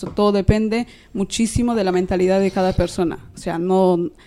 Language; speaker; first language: Spanish; native; Spanish